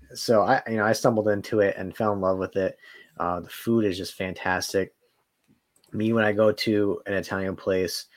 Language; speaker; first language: English; native; English